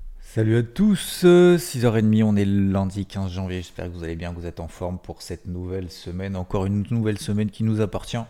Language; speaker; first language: French; native; French